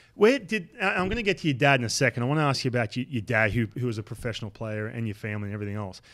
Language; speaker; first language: English; native; English